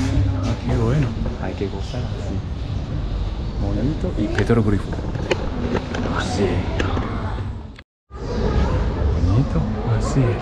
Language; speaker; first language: Spanish; non-native, learner; Japanese